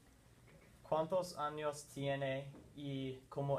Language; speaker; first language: Spanish; non-native, learner; English